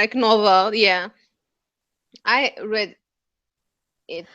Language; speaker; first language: English; non-native, learner; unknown